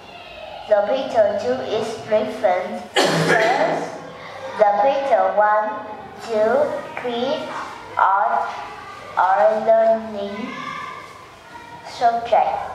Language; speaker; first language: English; non-native, learner; Vietnamese